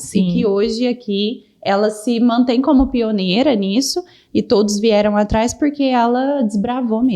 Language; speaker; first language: Portuguese; native; Portuguese